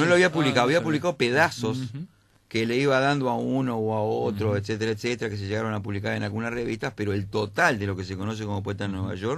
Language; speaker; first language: Spanish; native; Spanish